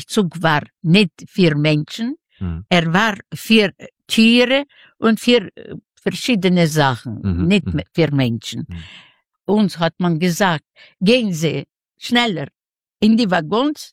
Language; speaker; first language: German; non-native, learner; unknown